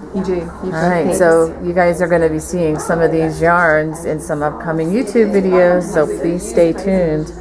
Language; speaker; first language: English; native; English